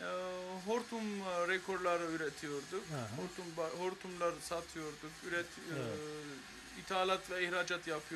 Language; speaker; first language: Turkish; non-native, fluent; Armenian